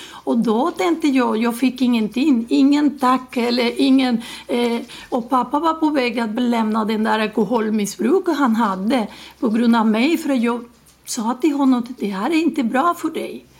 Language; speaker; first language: Swedish; non-native, learner; Spanish